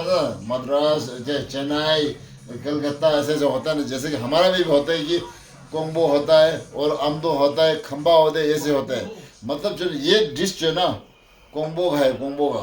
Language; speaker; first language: Hindi; non-native, local second language; Tibetan